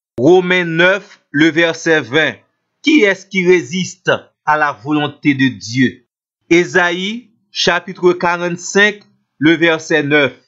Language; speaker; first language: French; non-native, local second language; Haitian Creole